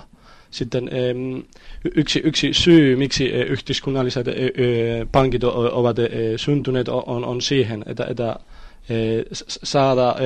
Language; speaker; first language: Finnish; non-native, learner; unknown